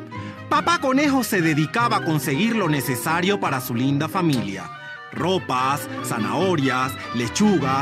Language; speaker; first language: Spanish; native; Spanish